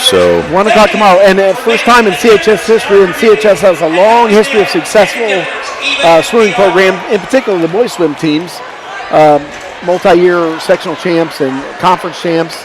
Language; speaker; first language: English; native; English